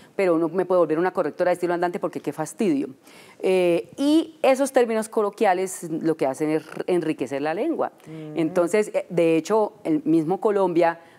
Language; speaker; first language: Spanish; native; Spanish